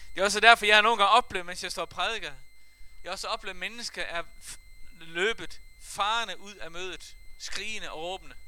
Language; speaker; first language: Danish; non-native, fluent; Faroese